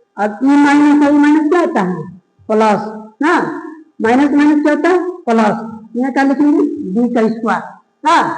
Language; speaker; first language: Hindi; native; Hindi